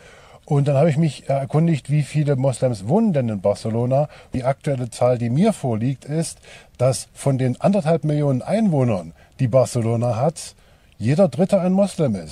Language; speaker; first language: German; native; German